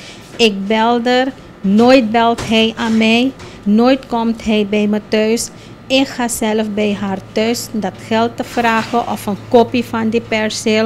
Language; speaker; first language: Dutch; non-native, local second language; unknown